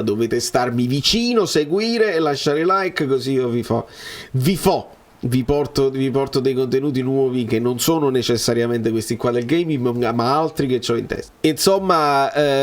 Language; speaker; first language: Italian; native; Italian